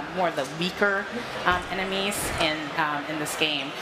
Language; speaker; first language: English; non-native, fluent; Japanese